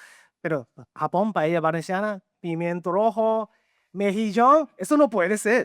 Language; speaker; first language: Spanish; non-native, learner; Japanese